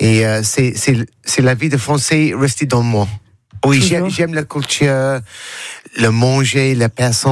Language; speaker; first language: French; non-native, learner; English